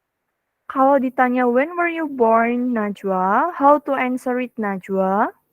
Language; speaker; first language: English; non-native, fluent; Indonesian